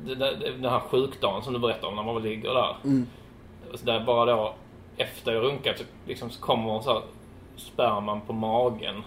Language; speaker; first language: Swedish; native; Swedish